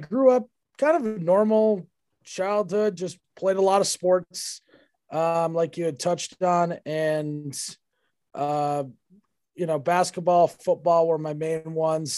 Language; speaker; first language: English; native; English